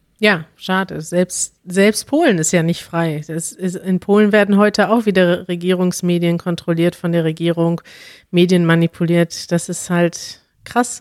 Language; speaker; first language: German; native; German